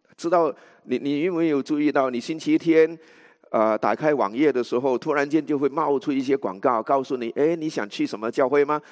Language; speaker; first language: Chinese; native; Chinese